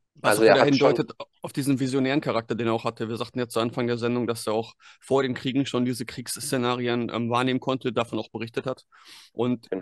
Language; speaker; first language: German; native; German